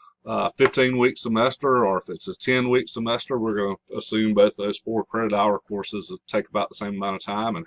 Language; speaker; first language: English; native; English